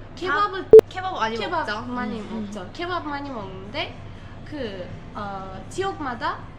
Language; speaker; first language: Korean; non-native, fluent; Turkish